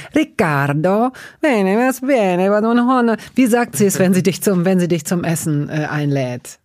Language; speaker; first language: German; native; German